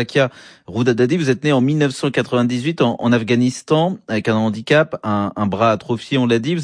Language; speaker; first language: French; native; French